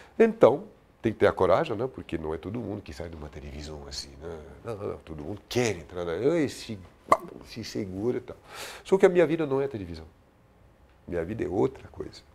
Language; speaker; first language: Portuguese; non-native, fluent; French